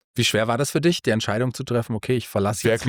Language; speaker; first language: German; native; German